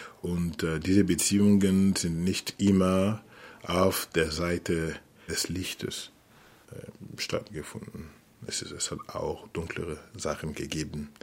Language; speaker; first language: German; non-native, fluent; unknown